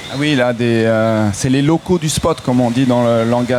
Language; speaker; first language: French; native; French